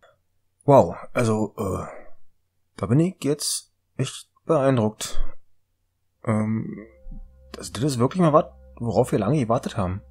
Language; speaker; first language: German; native; German